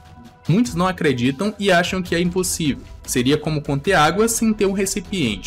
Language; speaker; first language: Portuguese; native; Portuguese